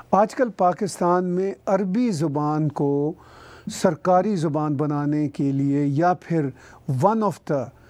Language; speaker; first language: Urdu; non-native, local second language; Punjabi